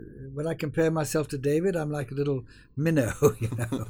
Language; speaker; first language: English; native; English